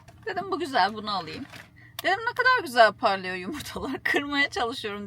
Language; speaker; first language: Turkish; native; Turkish